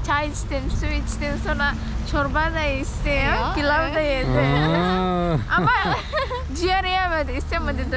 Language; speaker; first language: Turkish; non-native, learner; Indonesian